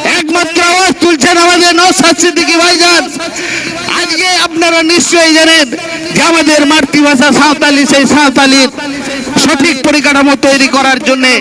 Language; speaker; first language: Bangla; non-native, local second language; Santali